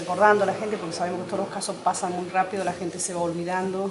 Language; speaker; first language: Spanish; native; Spanish